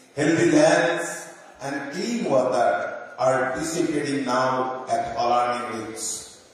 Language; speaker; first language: English; non-native, local second language; Assamese